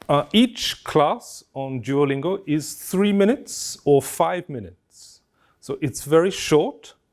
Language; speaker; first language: English; non-native, fluent; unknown